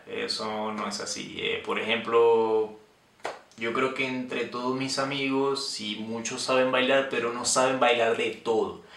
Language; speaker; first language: Spanish; native; Spanish